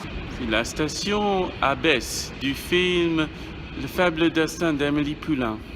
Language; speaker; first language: French; non-native, fluent; English